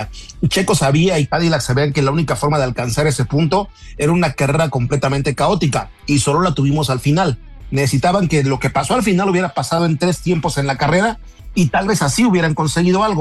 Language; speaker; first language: Spanish; native; Spanish